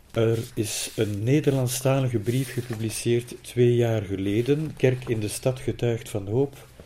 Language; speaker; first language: Dutch; non-native, local second language; French